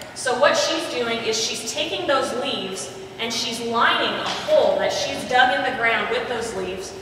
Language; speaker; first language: English; native; English